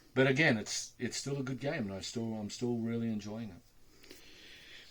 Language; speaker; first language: English; native; English